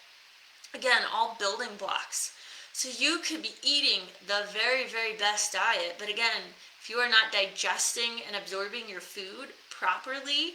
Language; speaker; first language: English; native; English